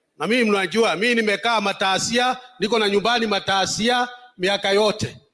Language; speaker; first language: Swahili; non-native, local second language; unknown